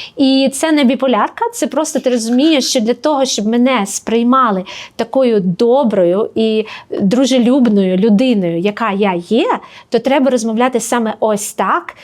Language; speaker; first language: Ukrainian; native; Ukrainian